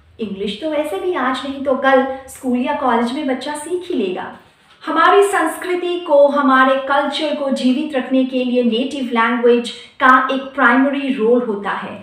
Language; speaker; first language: Hindi; non-native, local second language; Assamese